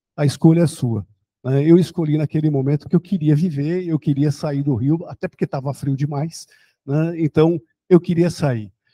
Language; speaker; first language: Portuguese; early bilingual, other home language; German